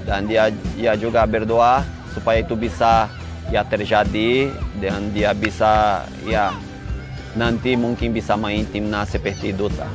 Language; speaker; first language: Indonesian; non-native, fluent; Portuguese